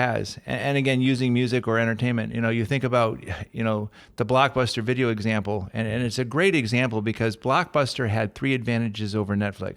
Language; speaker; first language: English; native; English